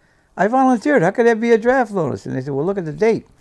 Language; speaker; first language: English; native; English